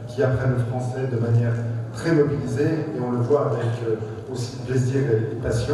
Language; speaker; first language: French; native; French